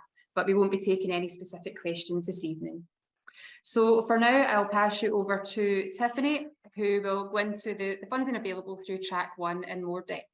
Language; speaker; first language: English; native; English